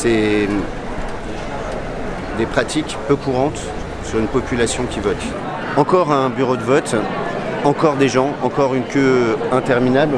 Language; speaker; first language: French; native; French